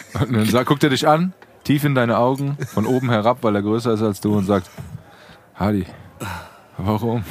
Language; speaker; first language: German; native; German